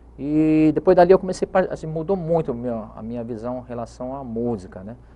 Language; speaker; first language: Portuguese; native; Portuguese